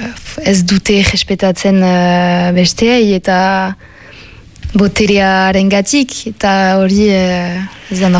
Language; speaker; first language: Basque; non-native, local second language; French